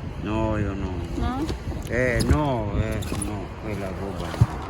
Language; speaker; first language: Italian; non-native, learner; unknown